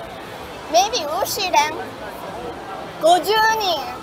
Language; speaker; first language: English; non-native, learner; Japanese